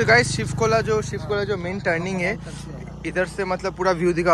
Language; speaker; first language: Hindi; non-native, local second language; Bangla